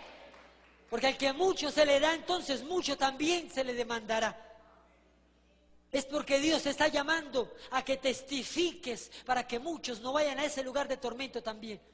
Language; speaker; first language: Spanish; native; Spanish